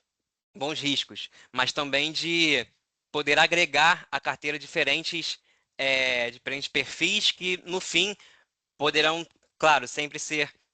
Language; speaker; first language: Portuguese; native; Portuguese